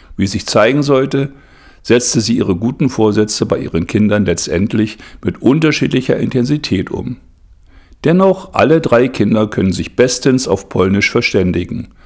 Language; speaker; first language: German; native; German